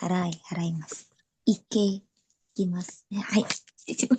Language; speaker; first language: Japanese; non-native, learner; Indonesian